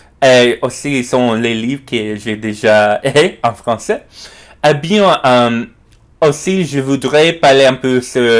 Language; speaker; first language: French; non-native, learner; English